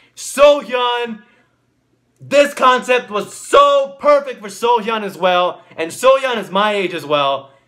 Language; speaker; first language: English; native; English